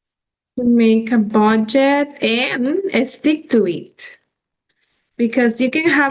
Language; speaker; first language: English; non-native, fluent; Spanish